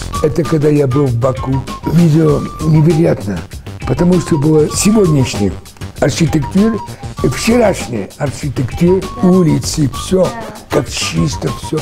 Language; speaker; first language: Russian; early bilingual, heritage; French